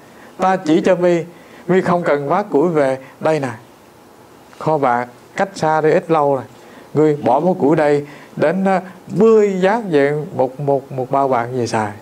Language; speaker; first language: Vietnamese; native; Vietnamese